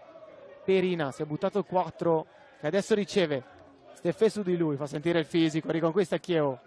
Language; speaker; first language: Italian; native; Italian